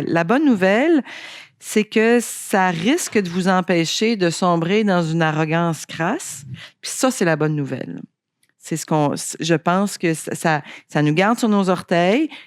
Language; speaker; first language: French; native; French